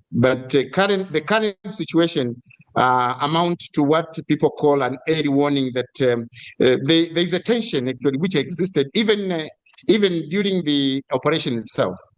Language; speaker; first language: English; non-native, fluent; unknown